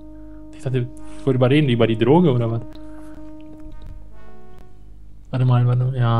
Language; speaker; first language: German; native; German